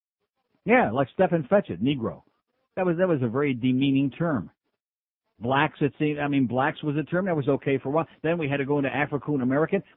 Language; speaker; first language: English; native; English